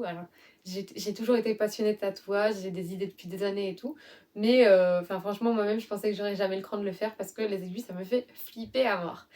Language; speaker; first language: French; native; French